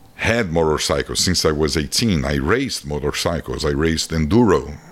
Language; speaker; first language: English; non-native, fluent; Portuguese